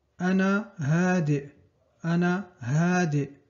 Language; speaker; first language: Arabic; non-native, fluent; Spanish